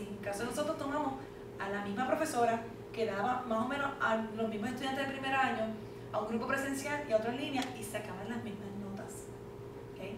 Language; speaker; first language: Spanish; native; Spanish